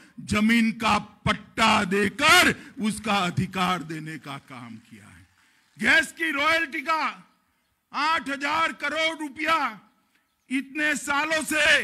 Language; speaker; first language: Hindi; non-native, local second language; Gujarati